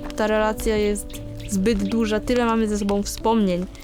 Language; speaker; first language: Polish; early bilingual, other home language; Vietnamese